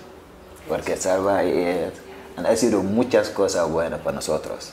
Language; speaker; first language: Spanish; non-native, learner; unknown